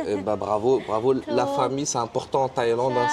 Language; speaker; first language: French; native; French